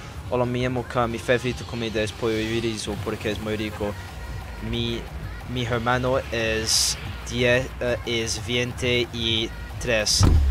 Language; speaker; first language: Spanish; non-native, learner; English